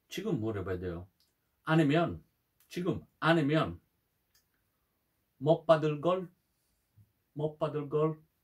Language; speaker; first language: Korean; non-native, learner; Italian